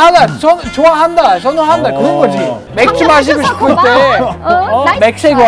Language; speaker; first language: Korean; non-native, fluent; German